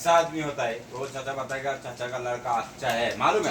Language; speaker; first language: Hindi; non-native, learner; Bangla